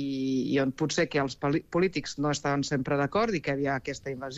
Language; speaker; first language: Catalan; non-native, fluent; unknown